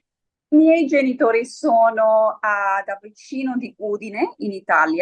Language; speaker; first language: Italian; early bilingual, heritage; Friulian